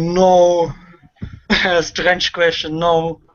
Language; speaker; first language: English; non-native, learner; Russian